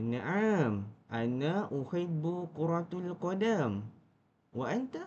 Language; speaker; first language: Arabic; non-native, learner; Malay